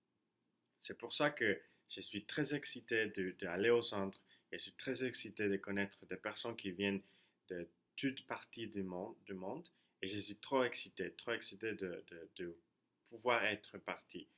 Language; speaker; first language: French; non-native, learner; Spanish